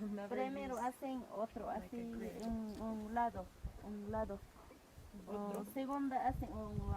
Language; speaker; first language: Spanish; non-native, local second language; Quechua